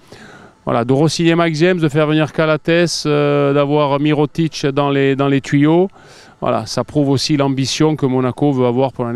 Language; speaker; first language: French; native; French